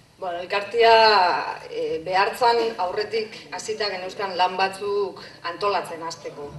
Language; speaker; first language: Basque; native; Basque